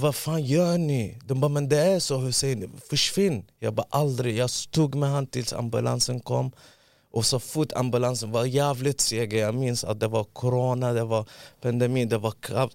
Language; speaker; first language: Swedish; early bilingual, other home language; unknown